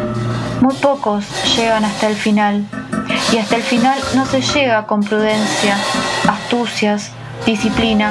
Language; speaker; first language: Spanish; native; Spanish